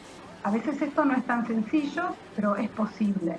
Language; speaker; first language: Spanish; native; Spanish